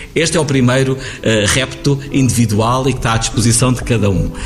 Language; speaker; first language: Portuguese; native; Portuguese